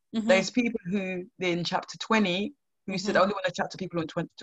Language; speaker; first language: English; non-native, local second language; Krio